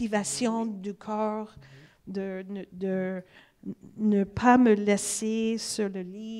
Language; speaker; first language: French; non-native, fluent; English